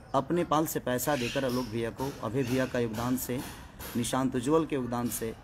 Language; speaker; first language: Hindi; native; Hindi